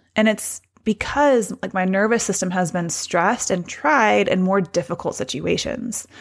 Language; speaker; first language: English; native; English